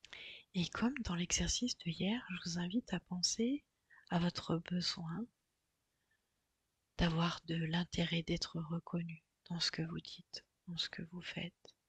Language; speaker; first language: French; native; French